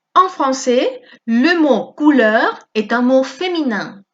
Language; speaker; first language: French; non-native, fluent; Spanish